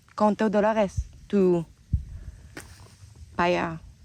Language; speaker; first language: Spanish; non-native, learner; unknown